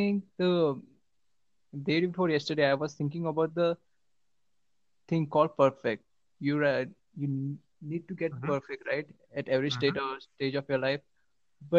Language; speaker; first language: English; non-native, local second language; Marathi